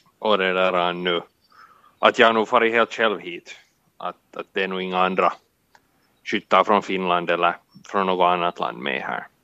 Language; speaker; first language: Swedish; native; Swedish